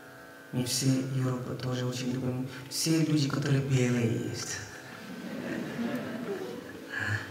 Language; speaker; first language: Russian; non-native, learner; Hindi